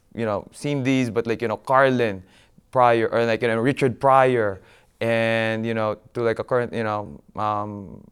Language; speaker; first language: English; non-native, local second language; Filipino